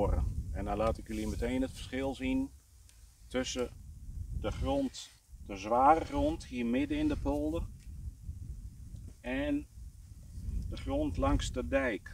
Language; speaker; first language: Dutch; native; Dutch